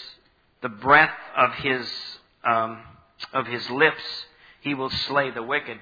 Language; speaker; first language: English; native; English